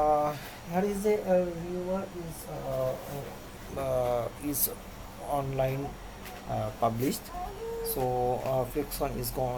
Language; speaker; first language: English; non-native, local second language; Bangla